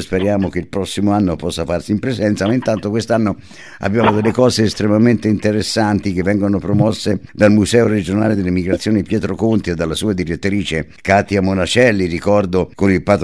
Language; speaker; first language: Italian; native; Italian